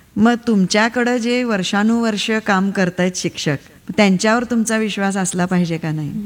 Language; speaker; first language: Marathi; non-native, local second language; Kannada